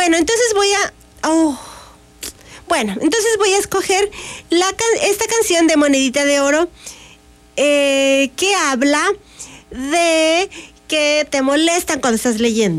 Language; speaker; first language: Spanish; native; Spanish